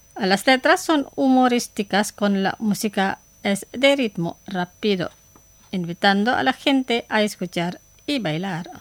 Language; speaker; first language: Spanish; non-native, fluent; Indonesian